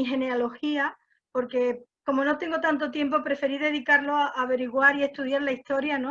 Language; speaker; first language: Spanish; native; Spanish